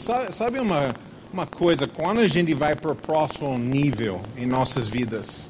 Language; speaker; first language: Portuguese; non-native, fluent; English